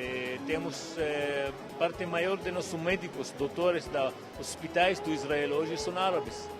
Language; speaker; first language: Portuguese; non-native, fluent; Arabic